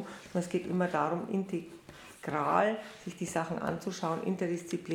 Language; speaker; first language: German; native; German